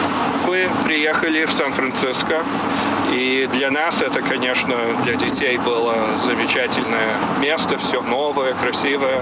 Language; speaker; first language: Russian; early bilingual, heritage; Russian